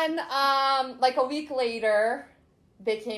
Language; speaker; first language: English; early bilingual, other home language; Arabic